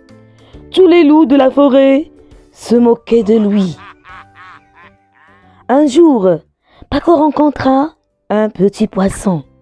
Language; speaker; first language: French; non-native, local second language; Arabic